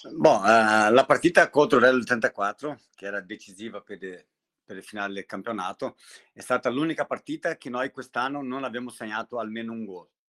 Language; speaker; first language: Italian; non-native, fluent; Portuguese